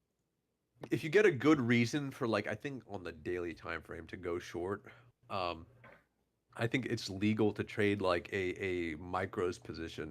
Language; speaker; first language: English; native; English